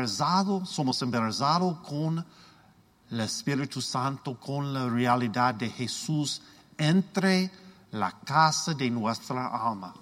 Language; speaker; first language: Spanish; non-native, learner; English